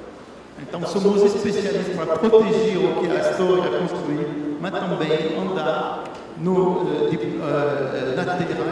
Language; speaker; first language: Portuguese; non-native, fluent; French